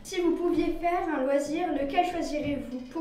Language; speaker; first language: French; native; French